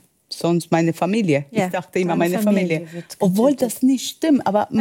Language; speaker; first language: German; non-native, fluent; Spanish